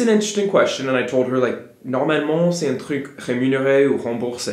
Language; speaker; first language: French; non-native, fluent; English